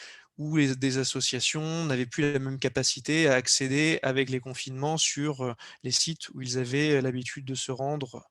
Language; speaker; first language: French; native; French